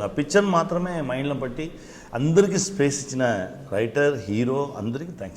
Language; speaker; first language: Telugu; non-native, local second language; Tamil